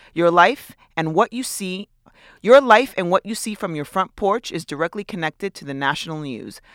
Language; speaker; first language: English; early bilingual, other home language; Spanish